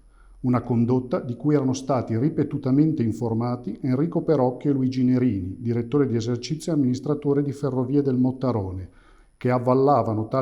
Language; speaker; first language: Italian; native; Italian